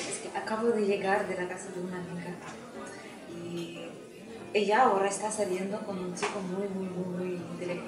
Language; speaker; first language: Spanish; non-native, fluent; Russian